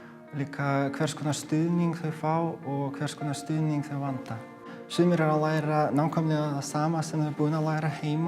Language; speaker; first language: Icelandic; non-native, fluent; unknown